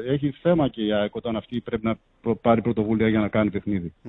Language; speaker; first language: Greek; native; Greek